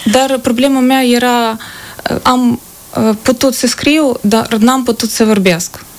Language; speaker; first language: Romanian; non-native, fluent; Ukrainian